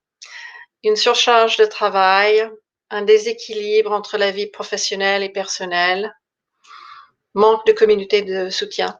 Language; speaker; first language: French; non-native, fluent; English